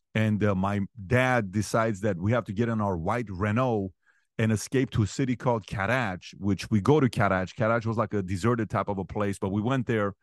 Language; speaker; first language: English; early bilingual, other home language; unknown